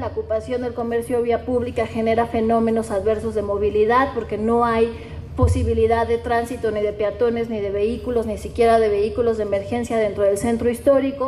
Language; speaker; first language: Spanish; native; Spanish